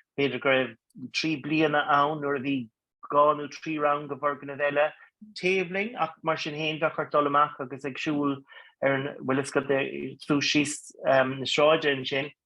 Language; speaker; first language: Irish; non-native, local second language; English